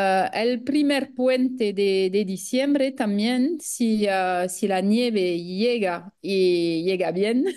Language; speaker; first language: Spanish; non-native, fluent; French